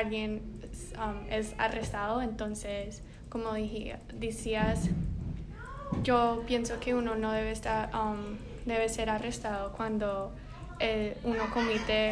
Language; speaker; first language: Spanish; early bilingual, heritage; Spanish